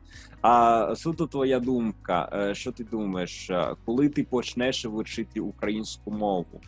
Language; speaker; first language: Ukrainian; non-native, fluent; Italian